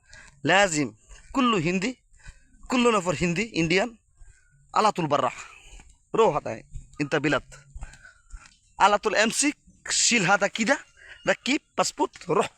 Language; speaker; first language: Arabic; non-native, learner; Bangla